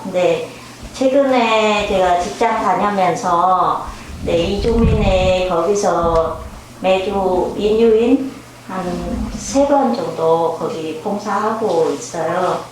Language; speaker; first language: Korean; non-native, learner; Vietnamese